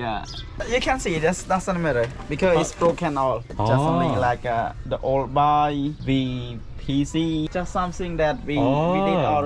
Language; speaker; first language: English; non-native, learner; Khmer